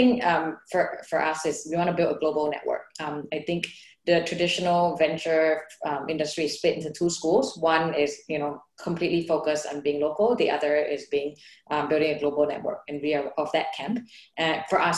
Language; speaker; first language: English; non-native, fluent; Thai